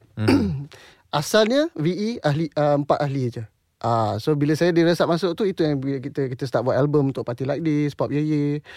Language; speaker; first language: Malay; non-native, local second language; English